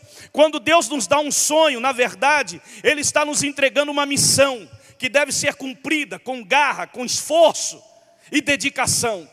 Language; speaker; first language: Portuguese; native; Portuguese